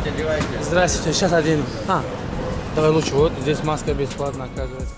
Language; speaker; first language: Russian; non-native, fluent; Tajik